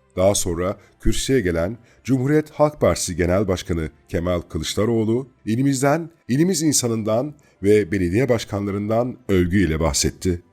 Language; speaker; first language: Turkish; native; Turkish